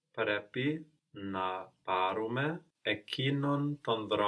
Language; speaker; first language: Greek; non-native, learner; English